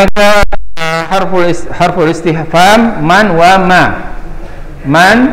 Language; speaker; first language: Arabic; non-native, fluent; Indonesian